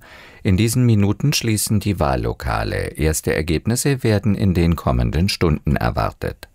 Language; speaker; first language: German; native; German